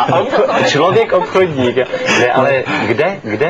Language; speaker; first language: Czech; native; Czech